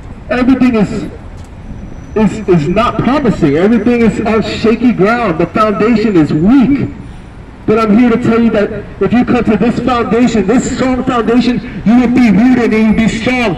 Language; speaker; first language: English; native; English